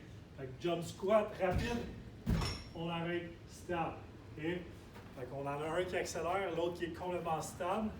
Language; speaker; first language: French; native; French